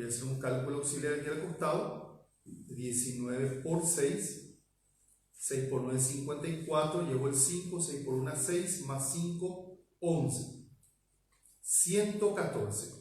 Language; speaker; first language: Spanish; native; Spanish